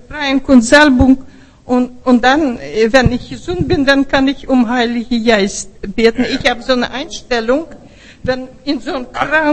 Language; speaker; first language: German; non-native, fluent; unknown